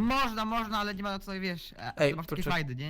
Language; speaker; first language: Polish; native; Polish